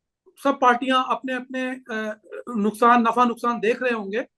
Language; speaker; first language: Hindi; native; Hindi